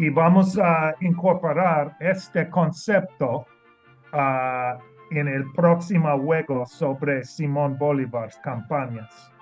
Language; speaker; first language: Spanish; non-native, learner; English